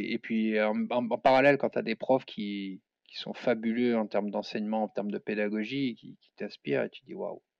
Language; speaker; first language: French; native; French